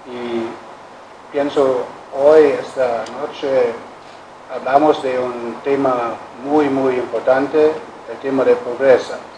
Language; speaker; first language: Spanish; non-native, learner; German